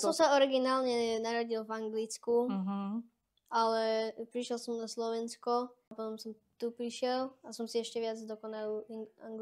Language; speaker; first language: Slovak; early bilingual, heritage; Slovak